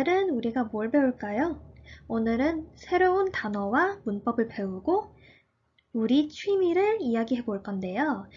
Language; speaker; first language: Korean; early bilingual, heritage; Korean